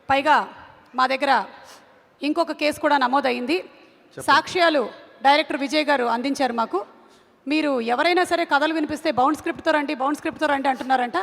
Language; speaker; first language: Telugu; native; Telugu